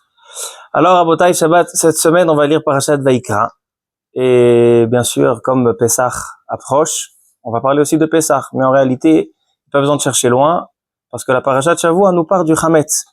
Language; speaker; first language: French; native; French